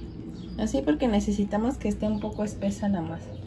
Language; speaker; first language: Spanish; native; Spanish